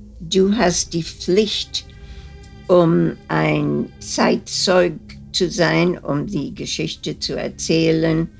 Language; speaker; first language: German; early bilingual, heritage; German